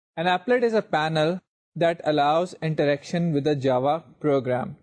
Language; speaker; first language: English; non-native, local second language; Urdu